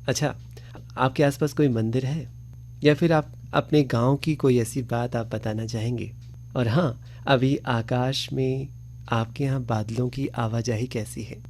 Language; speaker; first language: Hindi; native; Hindi